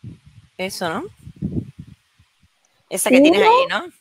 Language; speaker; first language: Spanish; native; Spanish